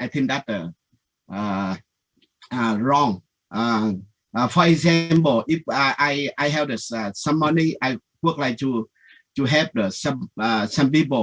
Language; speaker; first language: English; non-native, learner; Vietnamese